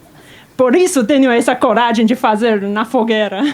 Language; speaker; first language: Portuguese; non-native, fluent; Chinese